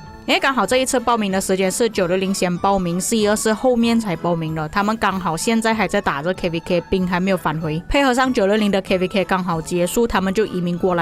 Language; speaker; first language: Chinese; native; Chinese